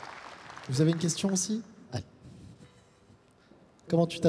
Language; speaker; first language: French; native; French